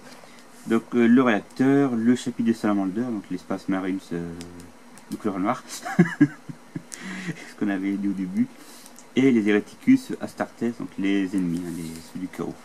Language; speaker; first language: French; native; French